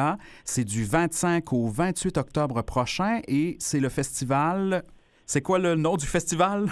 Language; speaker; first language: French; native; French